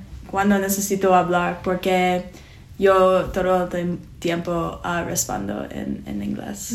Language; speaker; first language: Spanish; non-native, learner; English